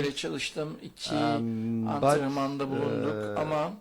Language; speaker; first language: Turkish; non-native, learner; Portuguese